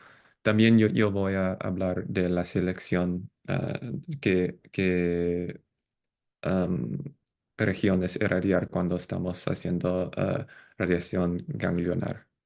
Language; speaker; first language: Spanish; non-native, fluent; English